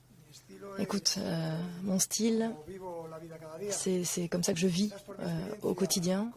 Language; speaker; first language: French; native; French